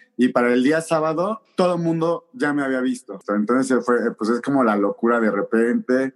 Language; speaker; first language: Spanish; native; Spanish